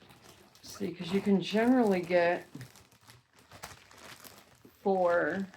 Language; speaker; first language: English; native; English